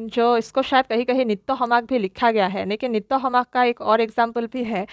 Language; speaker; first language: Hindi; non-native, local second language; Assamese